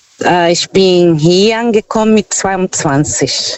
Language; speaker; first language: German; non-native, fluent; Portuguese